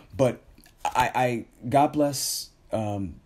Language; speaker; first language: English; native; English